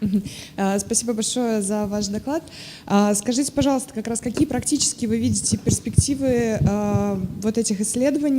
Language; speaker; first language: Russian; native; Russian